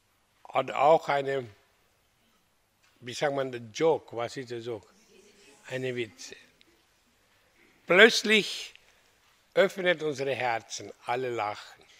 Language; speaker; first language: German; non-native, learner; Hindi